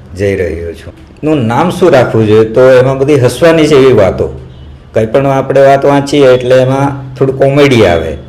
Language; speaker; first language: Gujarati; non-native, local second language; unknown